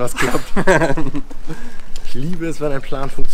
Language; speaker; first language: German; native; German